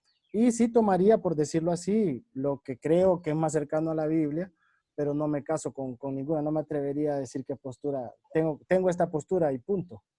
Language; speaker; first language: Spanish; native; Spanish